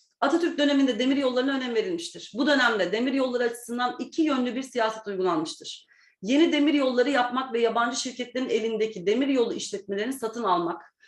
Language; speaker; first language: Turkish; native; Turkish